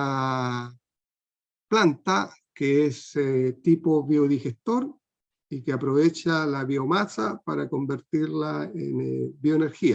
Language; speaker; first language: Spanish; non-native, fluent; Portuguese